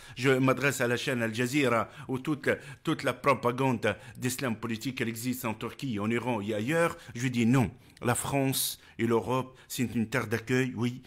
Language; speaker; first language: French; non-native, local second language; Arabic